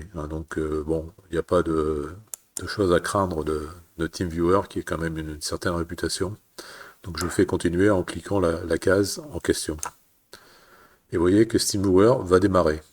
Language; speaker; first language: French; native; French